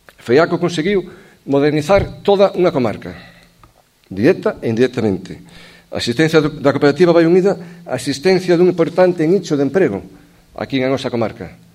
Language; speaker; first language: Galician; native; Galician